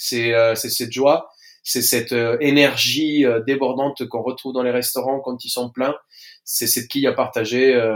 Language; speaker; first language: French; non-native, fluent; Spanish